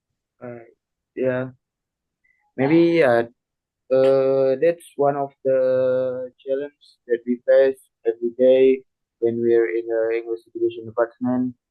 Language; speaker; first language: English; non-native, learner; Indonesian